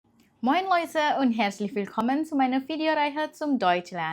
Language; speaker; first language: German; non-native, fluent; Indonesian